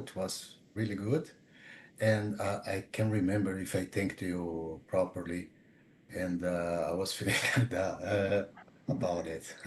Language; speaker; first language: English; non-native, fluent; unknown